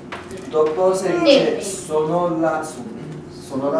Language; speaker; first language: Italian; non-native, learner; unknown